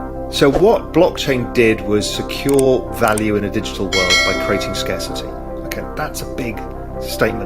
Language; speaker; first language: English; native; English